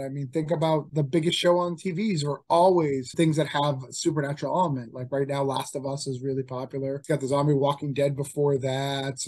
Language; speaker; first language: English; native; English